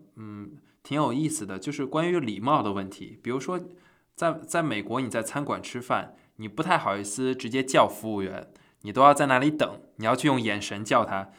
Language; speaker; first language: Chinese; native; Chinese